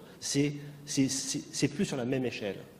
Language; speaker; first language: French; native; French